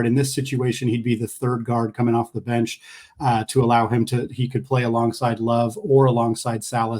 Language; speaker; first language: English; native; English